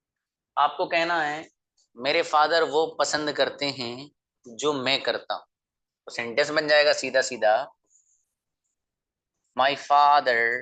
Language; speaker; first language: Hindi; native; Hindi